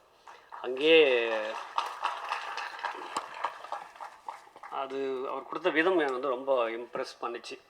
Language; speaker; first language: Tamil; native; Tamil